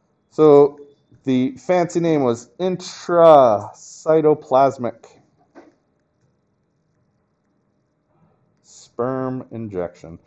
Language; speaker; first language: English; native; English